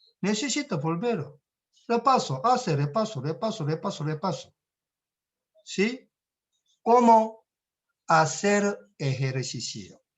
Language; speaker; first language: Spanish; non-native, learner; Korean